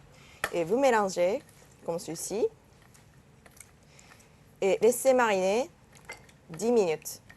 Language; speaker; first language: French; non-native, learner; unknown